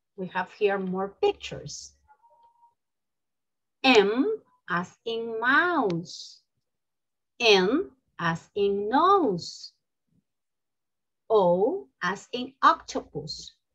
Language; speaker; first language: English; non-native, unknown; Spanish